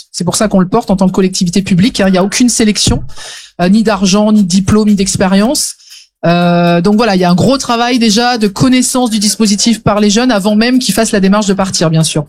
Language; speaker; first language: French; native; French